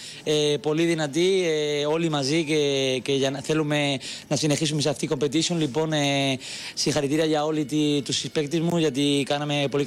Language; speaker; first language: Greek; non-native, learner; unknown